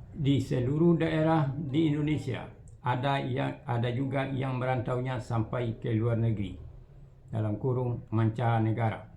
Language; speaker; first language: Malay; non-native, local second language; Minangkabau